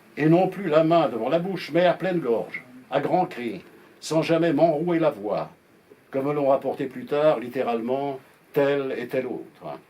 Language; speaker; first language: French; native; French